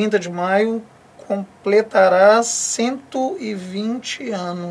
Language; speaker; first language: Portuguese; native; Portuguese